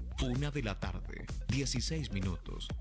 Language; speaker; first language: Spanish; native; Spanish